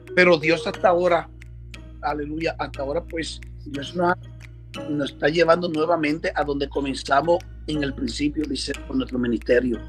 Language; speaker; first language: Spanish; early bilingual, heritage; Spanish